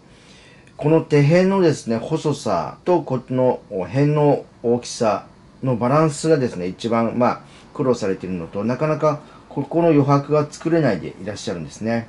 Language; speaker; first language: Japanese; native; Japanese